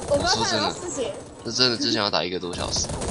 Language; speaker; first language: Chinese; native; Chinese